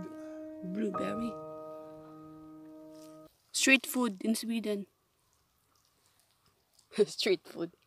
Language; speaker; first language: English; non-native, local second language; Filipino